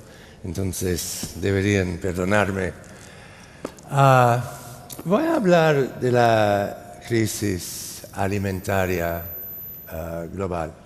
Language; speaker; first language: Spanish; non-native, fluent; English